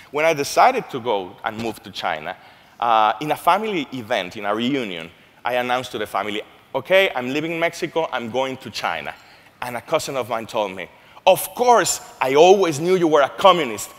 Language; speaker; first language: English; non-native, fluent; Spanish